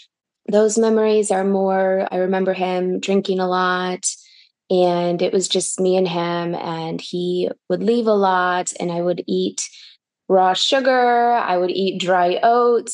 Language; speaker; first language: English; early bilingual, other home language; Russian